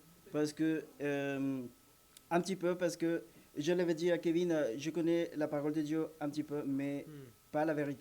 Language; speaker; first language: French; non-native, learner; Spanish